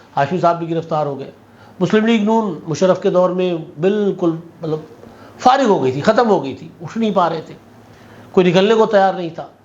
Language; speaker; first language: Urdu; non-native, local second language; Sindhi